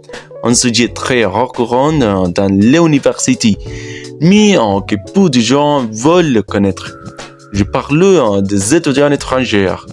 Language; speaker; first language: French; non-native, learner; Spanish